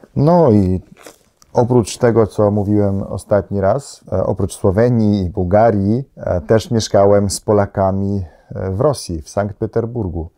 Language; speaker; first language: Polish; non-native, fluent; Slovenian